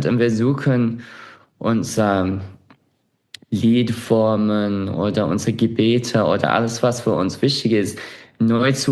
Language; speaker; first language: German; non-native, fluent; English